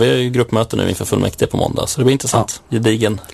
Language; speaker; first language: Swedish; native; Swedish